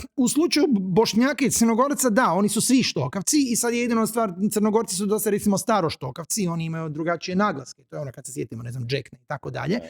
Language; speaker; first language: Croatian; native; Croatian